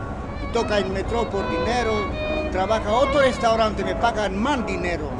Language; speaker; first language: Spanish; non-native, learner; Romanian